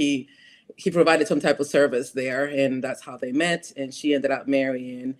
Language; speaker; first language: English; non-native, fluent; Spanish